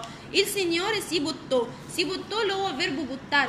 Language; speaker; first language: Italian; non-native, fluent; Arabic